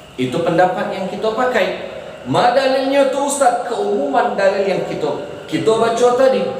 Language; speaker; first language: Malay; non-native, local second language; Minangkabau